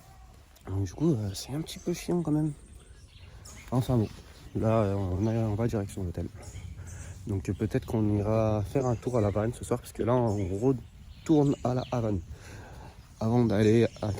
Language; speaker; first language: French; native; French